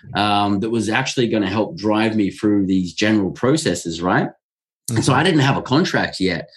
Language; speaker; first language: English; native; English